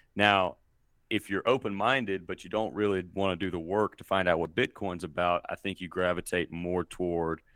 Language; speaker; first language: English; native; English